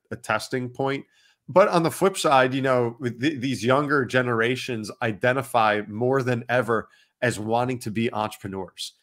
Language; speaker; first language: English; native; English